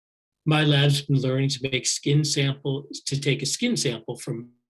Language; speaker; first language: English; native; English